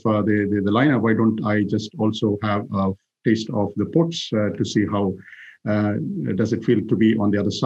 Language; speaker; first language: English; non-native, local second language; Malayalam